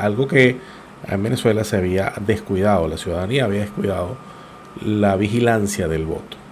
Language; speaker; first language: Spanish; native; Spanish